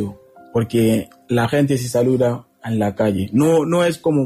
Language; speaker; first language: Spanish; non-native, learner; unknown